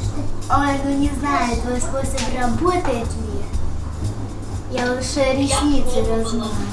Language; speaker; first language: Russian; native; Russian